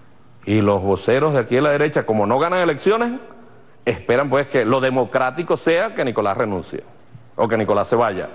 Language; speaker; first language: Spanish; native; Spanish